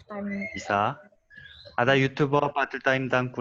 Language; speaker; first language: Indonesian; non-native, learner; Korean